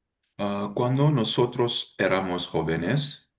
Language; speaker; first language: Spanish; non-native, learner; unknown